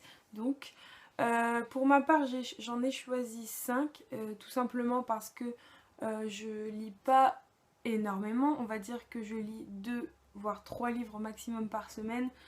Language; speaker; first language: French; native; French